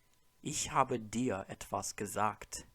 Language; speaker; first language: German; non-native, fluent; English